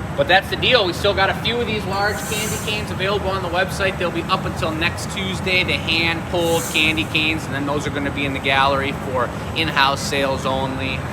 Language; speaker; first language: English; native; English